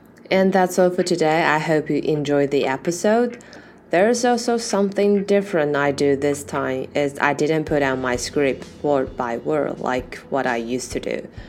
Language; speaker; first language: English; non-native, fluent; Chinese